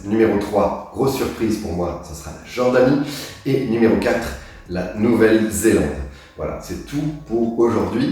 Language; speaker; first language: French; native; French